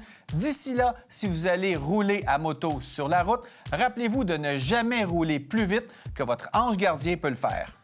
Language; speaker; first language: French; native; French